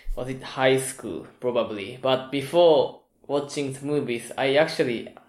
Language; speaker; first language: English; non-native, fluent; Japanese